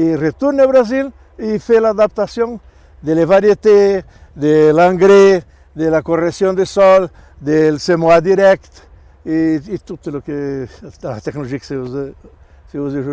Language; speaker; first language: French; non-native, learner; Portuguese